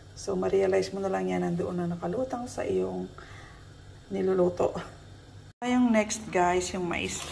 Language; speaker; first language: Filipino; non-native, local second language; Hiligaynon